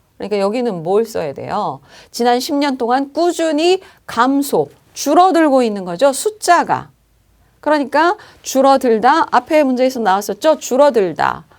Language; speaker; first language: Korean; native; Korean